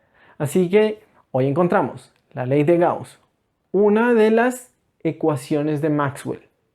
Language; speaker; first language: Spanish; native; Spanish